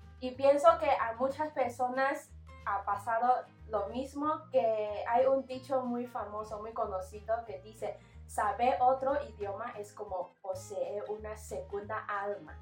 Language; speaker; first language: Spanish; non-native, learner; Chinese